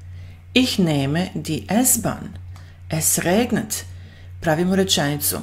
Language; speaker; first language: German; non-native, fluent; Bosnian